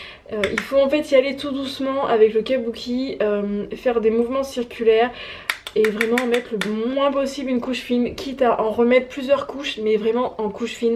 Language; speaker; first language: French; native; French